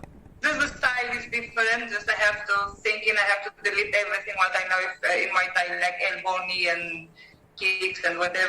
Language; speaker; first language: English; non-native, learner; Greek